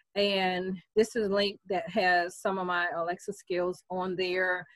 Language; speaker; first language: English; native; English